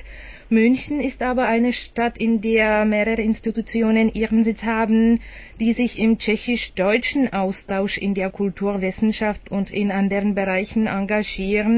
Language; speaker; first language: German; non-native, fluent; Czech